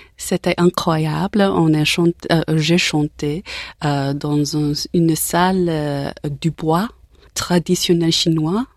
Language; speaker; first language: French; non-native, learner; English